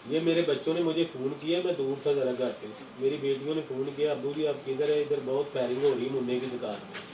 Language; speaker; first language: Urdu; non-native, local second language; Punjabi